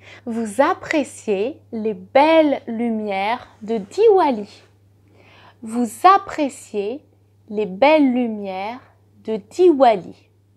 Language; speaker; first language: French; native; French